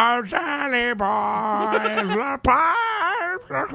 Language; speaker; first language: English; native; English